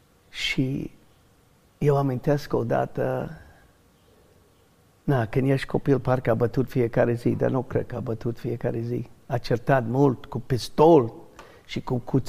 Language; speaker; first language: Romanian; non-native, learner; English